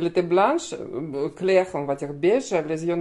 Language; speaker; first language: French; non-native, learner; Russian